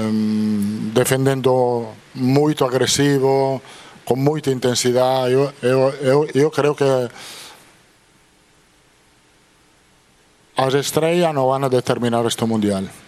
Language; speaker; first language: Portuguese; non-native, fluent; Italian